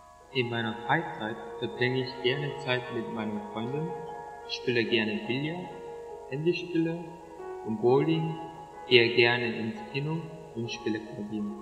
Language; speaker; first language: German; non-native, fluent; Korean